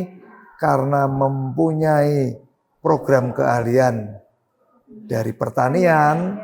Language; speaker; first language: Indonesian; native; Indonesian